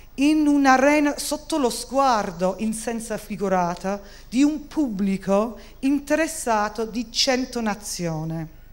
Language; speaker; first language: Italian; non-native, fluent; English